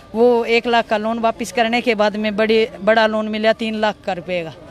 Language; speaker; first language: Hindi; native; Hindi